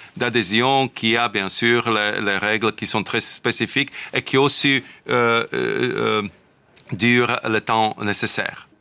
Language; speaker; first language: French; non-native, fluent; Slovak